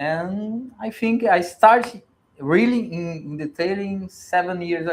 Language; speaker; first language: English; non-native, learner; Portuguese